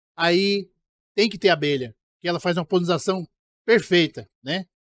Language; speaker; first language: Portuguese; native; Portuguese